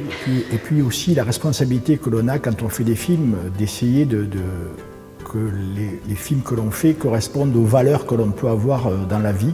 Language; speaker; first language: French; native; French